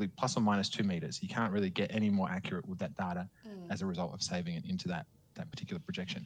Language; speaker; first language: English; native; English